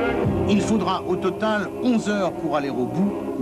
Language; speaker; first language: French; native; French